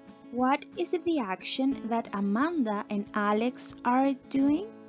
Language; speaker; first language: English; non-native, fluent; Spanish